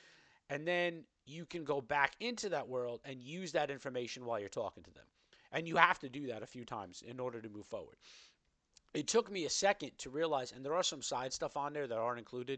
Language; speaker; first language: English; native; English